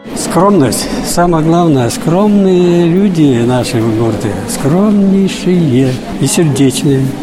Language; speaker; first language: Russian; non-native, local second language; Udmurt